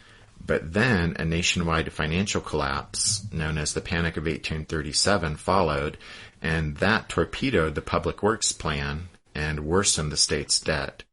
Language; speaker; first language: English; native; English